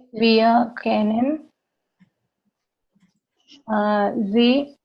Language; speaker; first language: German; non-native, learner; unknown